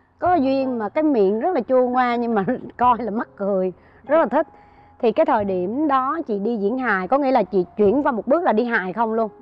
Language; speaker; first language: Vietnamese; native; Vietnamese